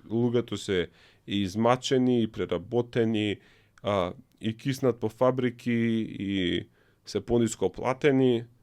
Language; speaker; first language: Macedonian; native; Macedonian